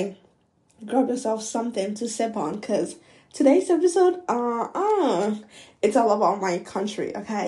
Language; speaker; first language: English; non-native, local second language; Akan